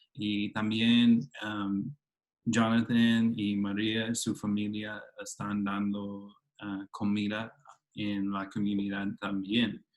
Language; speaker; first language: Spanish; non-native, fluent; English